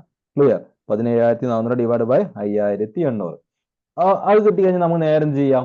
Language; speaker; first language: Malayalam; native; Malayalam